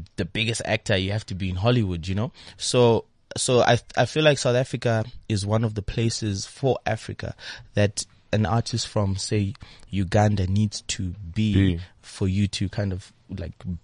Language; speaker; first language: English; non-native, local second language; Shona